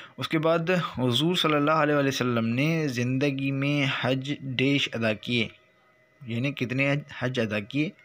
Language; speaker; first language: Urdu; non-native, local second language; Sindhi